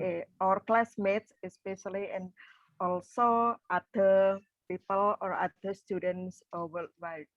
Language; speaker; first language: English; non-native, fluent; Indonesian